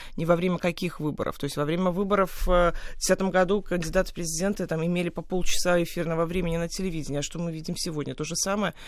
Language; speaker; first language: Russian; native; Russian